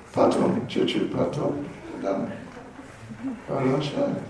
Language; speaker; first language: Russian; non-native, learner; English